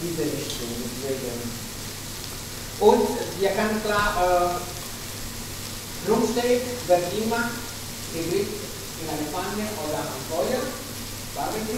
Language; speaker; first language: German; non-native, fluent; Italian